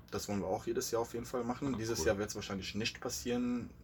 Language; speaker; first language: German; native; German